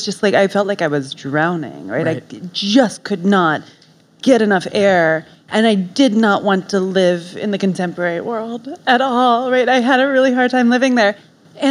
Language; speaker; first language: English; native; English